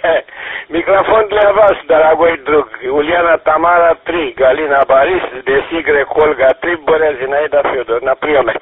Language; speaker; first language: Russian; non-native, learner; Romanian